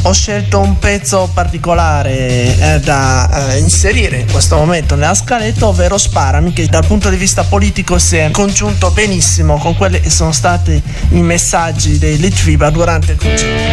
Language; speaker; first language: Italian; native; Italian